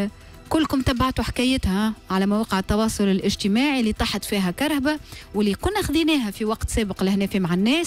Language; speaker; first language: Arabic; native; Arabic